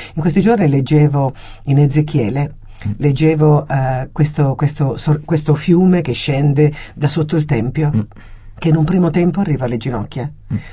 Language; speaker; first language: Italian; native; Italian